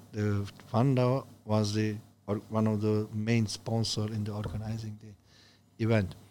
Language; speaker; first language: English; non-native, learner; Turkish